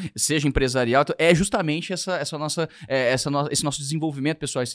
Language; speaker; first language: Portuguese; native; Portuguese